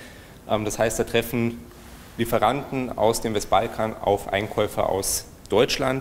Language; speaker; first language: German; native; German